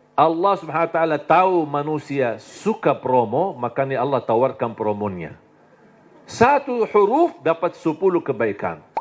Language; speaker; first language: Indonesian; non-native, fluent; Arabic